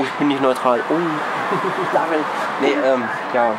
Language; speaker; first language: German; native; German